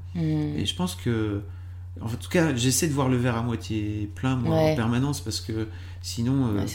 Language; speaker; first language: French; native; French